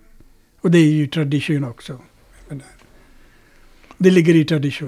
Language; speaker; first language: Swedish; non-native, fluent; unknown